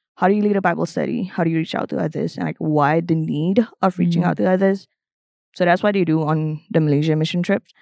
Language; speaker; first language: English; non-native, local second language; Malay